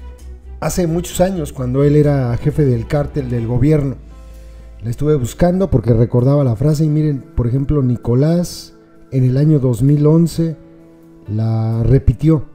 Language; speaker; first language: Spanish; native; Spanish